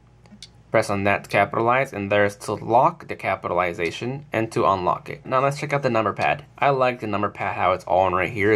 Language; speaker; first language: English; native; English